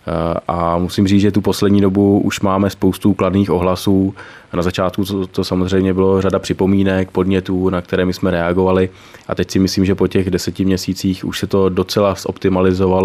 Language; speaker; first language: Czech; native; Czech